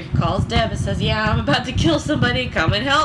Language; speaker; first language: English; native; English